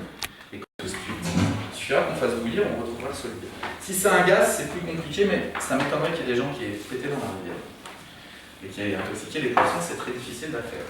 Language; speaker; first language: French; native; French